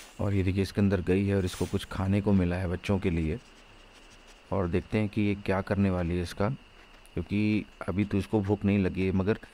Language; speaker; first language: Hindi; native; Hindi